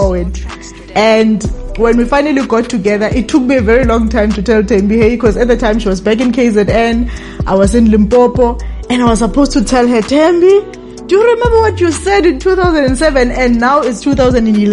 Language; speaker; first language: English; non-native, local second language; Tsonga